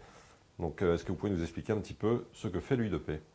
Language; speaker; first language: French; native; French